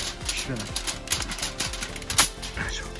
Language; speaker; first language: Japanese; native; Japanese